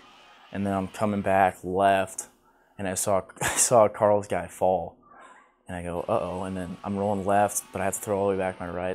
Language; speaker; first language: English; native; English